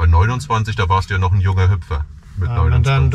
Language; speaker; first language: German; native; German